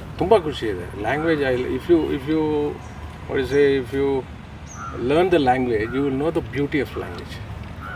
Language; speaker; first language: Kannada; non-native, learner; Telugu